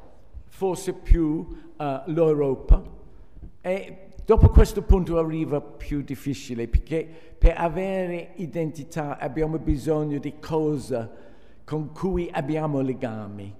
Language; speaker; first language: Italian; non-native, fluent; English